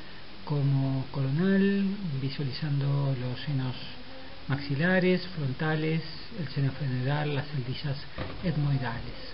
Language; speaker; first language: Spanish; native; Spanish